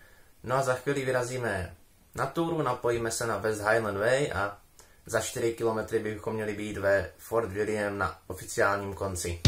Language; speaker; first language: Czech; native; Czech